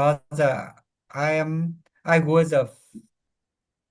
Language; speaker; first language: English; non-native, learner; Vietnamese